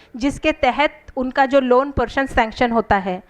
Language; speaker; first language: Hindi; non-native, local second language; Marathi